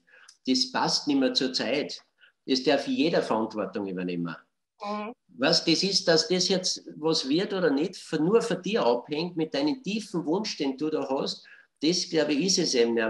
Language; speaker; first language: German; native; German